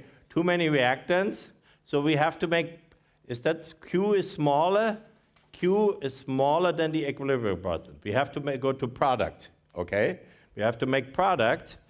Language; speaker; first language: English; non-native, fluent; German